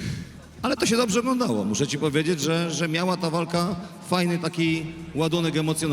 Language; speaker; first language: Polish; native; Polish